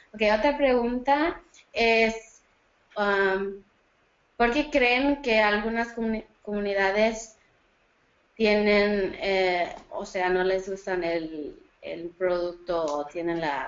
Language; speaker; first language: Spanish; early bilingual, heritage; Spanish